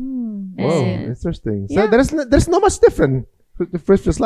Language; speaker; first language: English; non-native, fluent; Indonesian